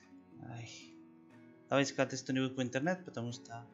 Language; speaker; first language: Russian; non-native, learner; Spanish